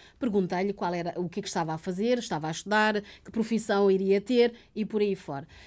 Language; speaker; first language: Portuguese; early bilingual, other home language; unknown